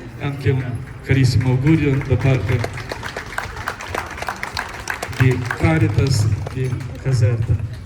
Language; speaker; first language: Italian; non-native, fluent; Ukrainian